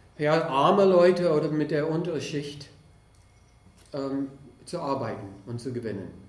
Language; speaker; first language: German; non-native, fluent; English